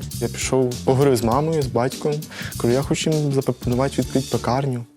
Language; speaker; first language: Ukrainian; native; Ukrainian